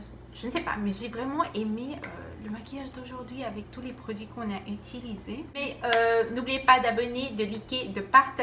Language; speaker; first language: French; non-native, fluent; Spanish